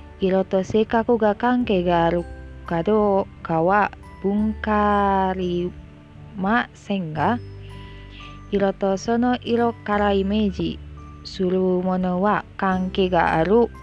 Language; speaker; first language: Japanese; non-native, learner; Indonesian